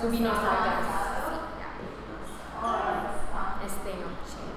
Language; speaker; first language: Spanish; non-native, learner; English